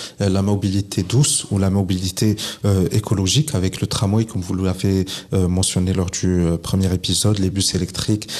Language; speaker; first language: French; non-native, local second language; Arabic